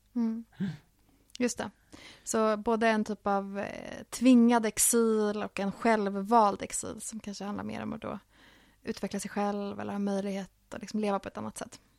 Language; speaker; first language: Swedish; early bilingual, other home language; Finnish